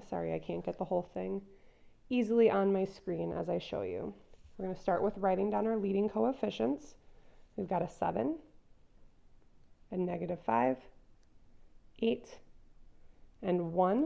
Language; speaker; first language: English; native; English